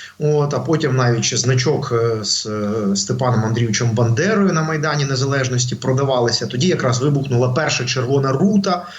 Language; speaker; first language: Ukrainian; non-native, local second language; Russian